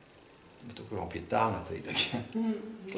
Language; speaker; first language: Dutch; native; Dutch